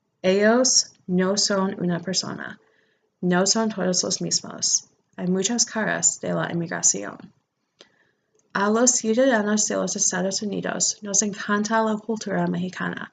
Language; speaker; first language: Spanish; non-native, fluent; English